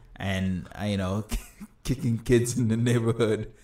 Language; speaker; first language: English; early bilingual, other home language; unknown